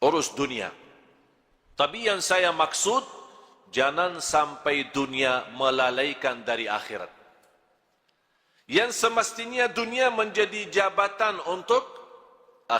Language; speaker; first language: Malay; non-native, fluent; Arabic